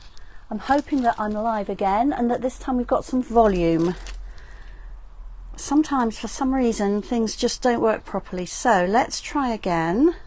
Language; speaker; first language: English; native; English